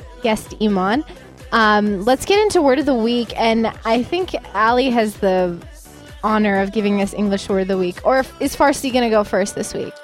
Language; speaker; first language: English; native; English